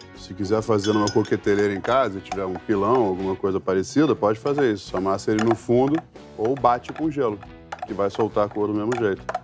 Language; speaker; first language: Portuguese; non-native, fluent; English